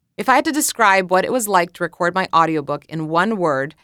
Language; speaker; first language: English; non-native, fluent; Croatian